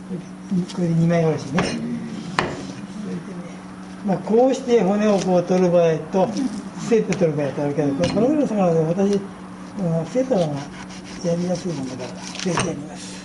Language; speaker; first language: Japanese; native; Japanese